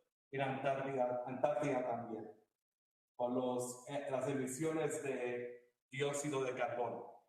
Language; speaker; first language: Spanish; early bilingual, heritage; Spanish